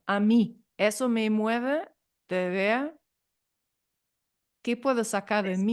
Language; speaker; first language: Spanish; non-native, fluent; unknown